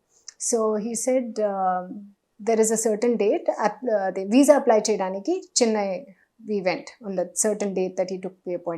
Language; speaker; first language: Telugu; non-native, local second language; Hindi